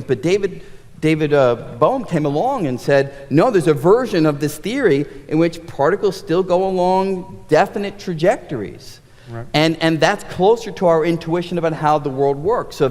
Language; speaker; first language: English; native; English